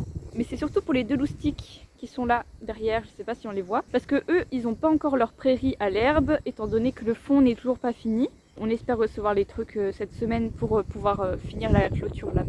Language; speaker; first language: French; native; French